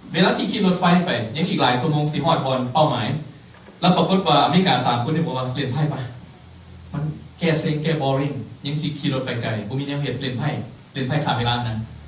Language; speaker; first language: Thai; non-native, local second language; Lao